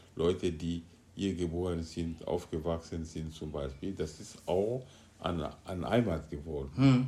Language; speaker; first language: German; non-native, fluent; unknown